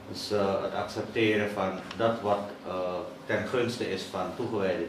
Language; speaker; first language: Dutch; native; Dutch